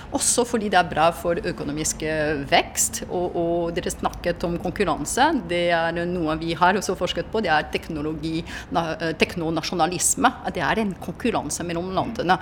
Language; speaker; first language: Norwegian; non-native, fluent; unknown